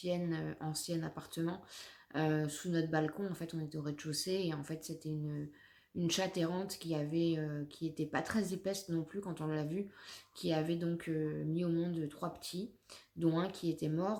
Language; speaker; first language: French; native; French